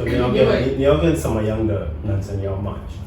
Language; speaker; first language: Chinese; non-native, fluent; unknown